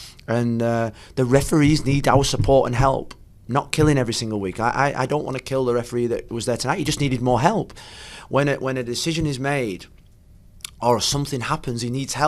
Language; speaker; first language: English; native; English